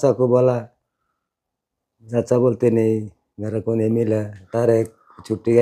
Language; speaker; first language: Hindi; non-native, learner; Bangla